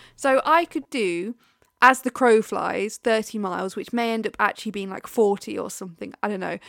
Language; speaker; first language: English; native; English